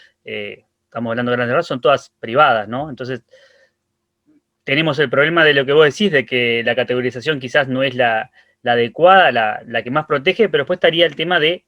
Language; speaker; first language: Spanish; native; Spanish